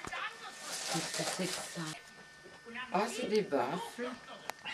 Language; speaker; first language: French; native; French